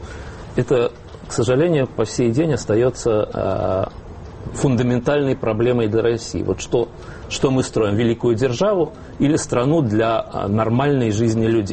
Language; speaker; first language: Russian; native; Russian